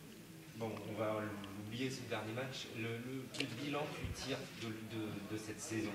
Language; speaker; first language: French; native; French